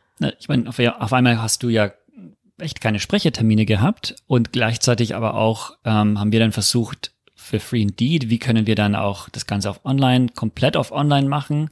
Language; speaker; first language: German; non-native, fluent; English